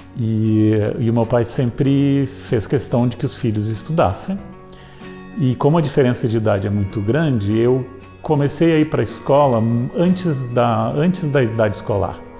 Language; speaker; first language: Portuguese; native; Portuguese